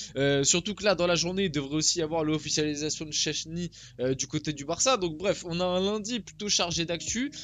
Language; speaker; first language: French; early bilingual, other home language; Portuguese